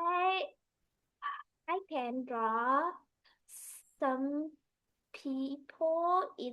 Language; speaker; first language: English; non-native, learner; Vietnamese